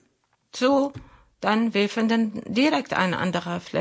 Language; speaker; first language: German; non-native, learner; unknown